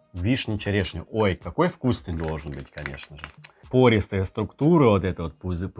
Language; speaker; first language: Russian; native; Russian